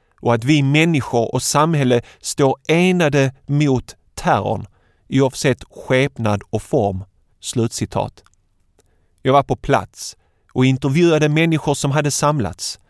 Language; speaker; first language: Swedish; native; Swedish